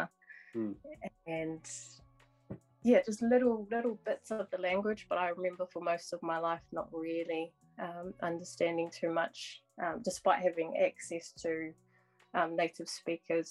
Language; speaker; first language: English; native; English